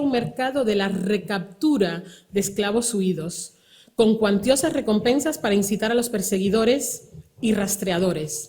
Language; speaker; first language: Spanish; native; Spanish